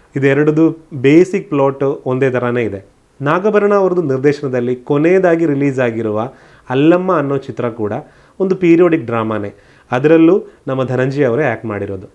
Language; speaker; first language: Kannada; non-native, local second language; Malayalam